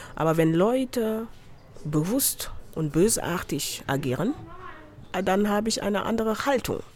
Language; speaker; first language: German; non-native, fluent; Wolof